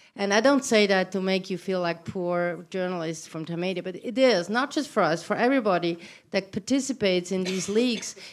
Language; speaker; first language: English; non-native, fluent; German